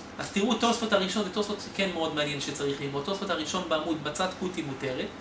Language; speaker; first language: Hebrew; native; Hebrew